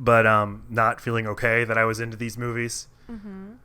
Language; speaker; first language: English; native; English